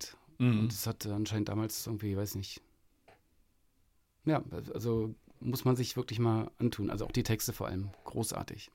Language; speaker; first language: German; native; German